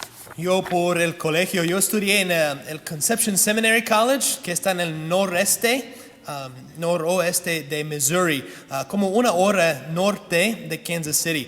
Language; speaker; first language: Spanish; non-native, fluent; English